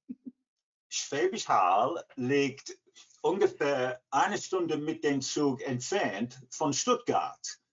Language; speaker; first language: German; non-native, fluent; English